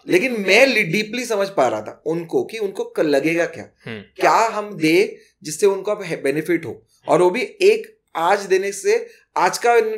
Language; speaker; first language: Hindi; non-native, local second language; Marathi